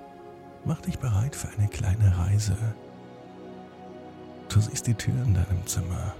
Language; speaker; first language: German; native; German